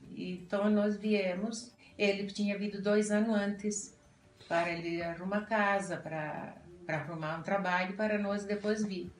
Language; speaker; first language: Portuguese; non-native, fluent; Italian